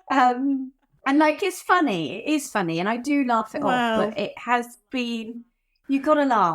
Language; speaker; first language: English; native; English